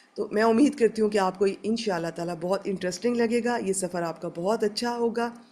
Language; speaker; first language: Urdu; native; Urdu